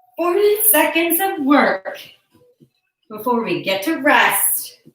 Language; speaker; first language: English; native; English